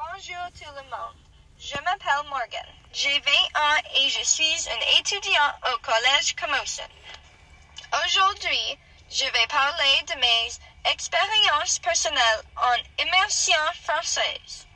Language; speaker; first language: French; non-native, learner; English